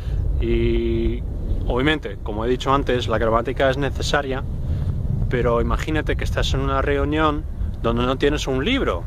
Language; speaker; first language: Spanish; non-native, fluent; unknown